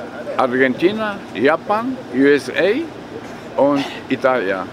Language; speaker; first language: German; non-native, learner; Polish